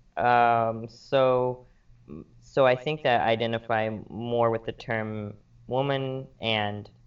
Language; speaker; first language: English; early bilingual, other home language; Arabic